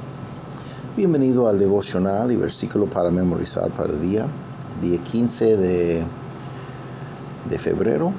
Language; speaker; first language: Spanish; non-native, fluent; English